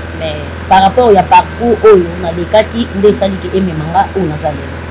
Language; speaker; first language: Lingala; native; Lingala